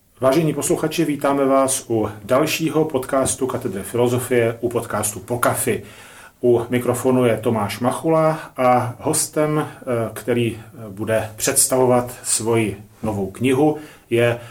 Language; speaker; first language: Czech; native; Czech